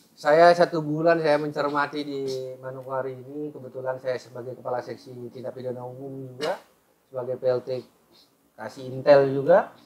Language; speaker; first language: Indonesian; native; Indonesian